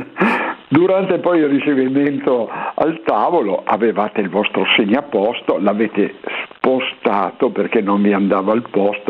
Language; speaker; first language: Italian; native; Italian